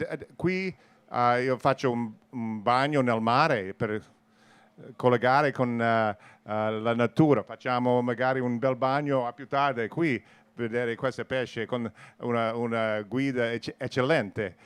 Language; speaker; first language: Italian; non-native, learner; English